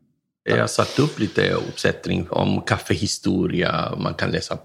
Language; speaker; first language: Swedish; non-native, fluent; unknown